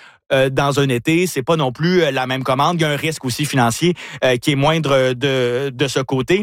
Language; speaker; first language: French; native; French